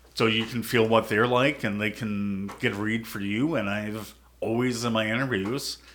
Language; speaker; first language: English; native; English